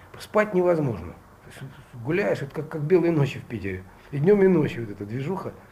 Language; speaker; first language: Russian; native; Russian